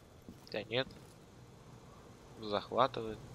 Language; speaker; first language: Russian; native; Russian